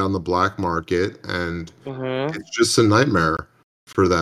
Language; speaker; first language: English; native; English